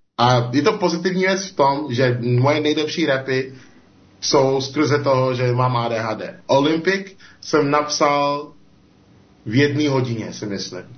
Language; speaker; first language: Czech; early bilingual, heritage; Czech